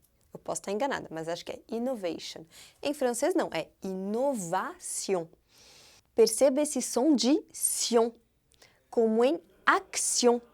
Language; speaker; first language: Portuguese; non-native, fluent; French